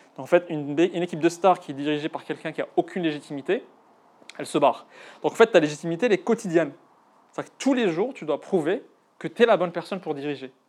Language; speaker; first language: French; non-native, local second language; Arabic